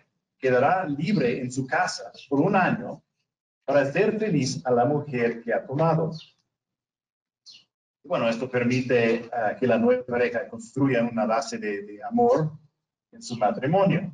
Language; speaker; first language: Spanish; non-native, fluent; English